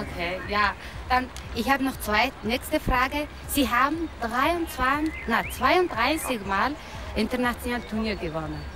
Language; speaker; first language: German; non-native, learner; Mongolian